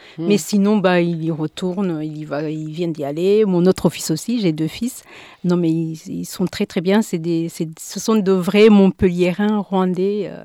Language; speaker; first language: French; non-native, local second language; Kinyarwanda